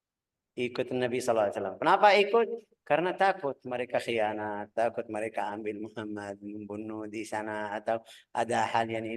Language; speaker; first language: Indonesian; non-native, fluent; Arabic